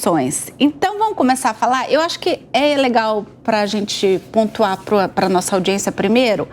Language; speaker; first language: Portuguese; native; Portuguese